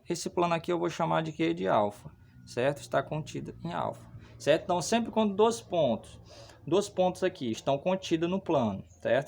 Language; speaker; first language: Portuguese; native; Portuguese